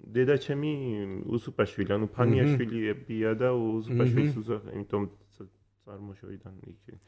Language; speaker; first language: Georgian; early bilingual, heritage; Georgian